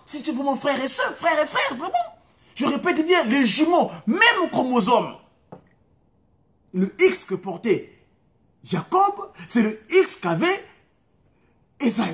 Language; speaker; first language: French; non-native, local second language; Kongo